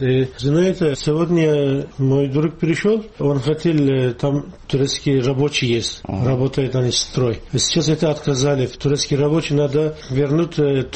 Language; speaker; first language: Russian; non-native, learner; Turkish